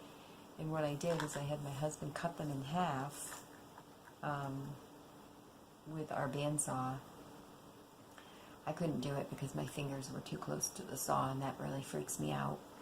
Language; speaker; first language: English; native; English